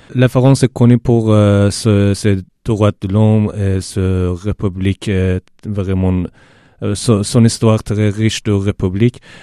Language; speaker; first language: French; non-native, fluent; Persian